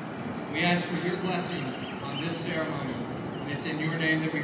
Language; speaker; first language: English; native; English